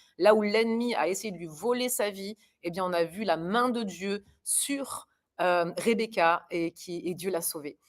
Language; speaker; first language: French; early bilingual, other home language; German